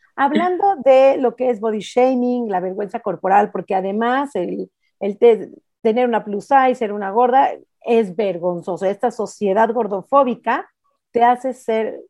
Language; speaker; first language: Spanish; native; Spanish